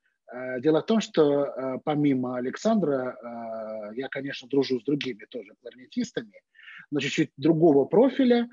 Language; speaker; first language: Russian; native; Russian